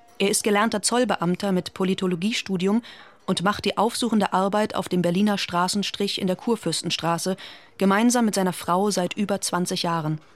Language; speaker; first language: German; native; German